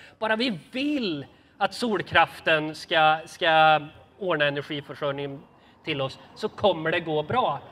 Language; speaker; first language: Swedish; native; Swedish